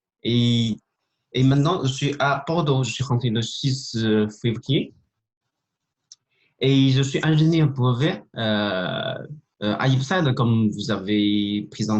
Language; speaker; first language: French; non-native, fluent; Chinese